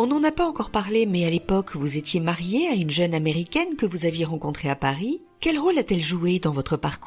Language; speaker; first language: French; native; French